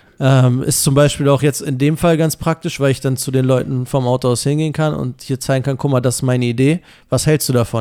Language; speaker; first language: German; native; German